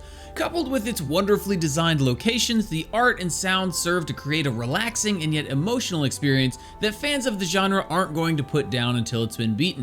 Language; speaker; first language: English; native; English